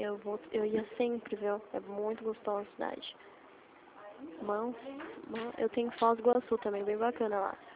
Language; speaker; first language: Portuguese; native; Portuguese